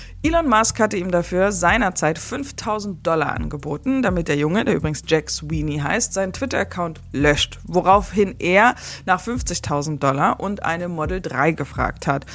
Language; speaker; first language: German; native; German